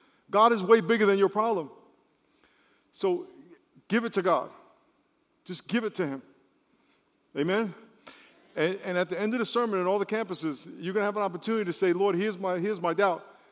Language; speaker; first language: English; native; English